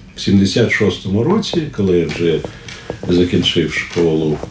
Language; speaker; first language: Ukrainian; non-native, local second language; Russian